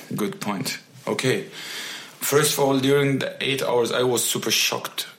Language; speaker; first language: English; non-native, fluent; Arabic